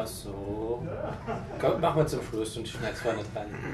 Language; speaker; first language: German; native; German